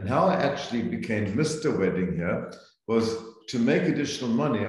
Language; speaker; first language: English; native; English